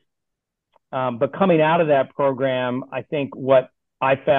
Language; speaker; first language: English; native; English